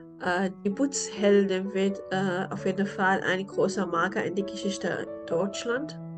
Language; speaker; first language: German; non-native, learner; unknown